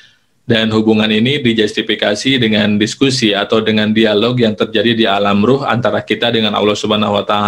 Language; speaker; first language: Indonesian; native; Indonesian